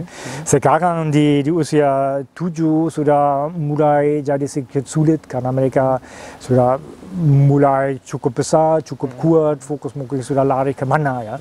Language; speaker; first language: Indonesian; non-native, fluent; German